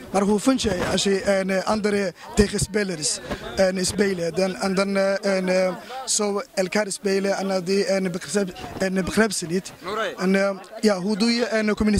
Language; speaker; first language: Dutch; non-native, learner; Somali